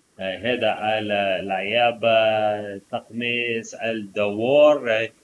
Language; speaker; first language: Arabic; non-native, learner; English